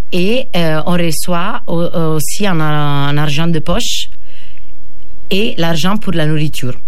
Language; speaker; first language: French; non-native, fluent; Italian